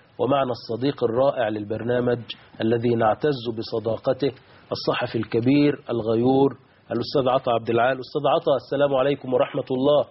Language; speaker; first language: Arabic; native; Arabic